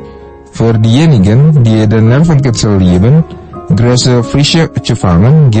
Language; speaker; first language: German; non-native, fluent; Indonesian